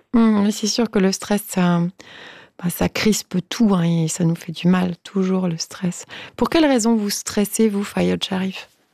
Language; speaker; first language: French; native; French